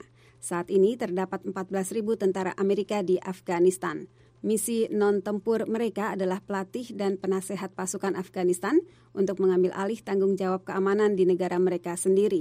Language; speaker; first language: Indonesian; native; Indonesian